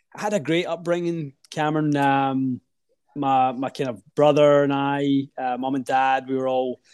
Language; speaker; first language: English; native; English